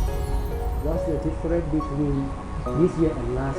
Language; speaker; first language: English; non-native, learner; Thai